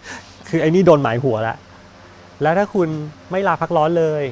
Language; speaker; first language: Thai; native; Thai